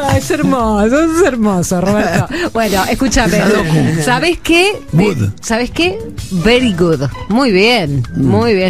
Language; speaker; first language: Spanish; native; Spanish